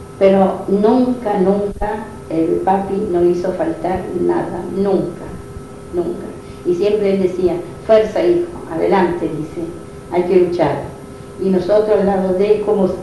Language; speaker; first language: Spanish; non-native, fluent; Italian